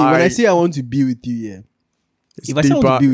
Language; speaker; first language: English; non-native, local second language; Akan